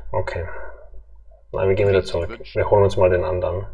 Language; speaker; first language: German; native; German